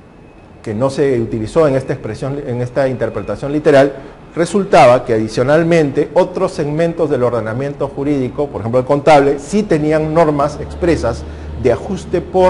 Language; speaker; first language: Spanish; native; Spanish